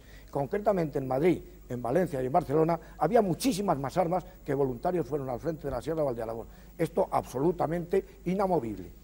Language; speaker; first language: Spanish; native; Spanish